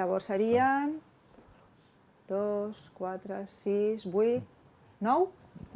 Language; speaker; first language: Catalan; native; Catalan